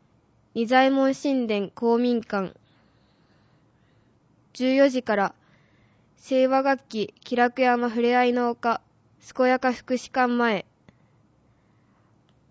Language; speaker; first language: Japanese; native; Japanese